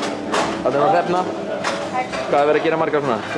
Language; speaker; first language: Icelandic; native; Icelandic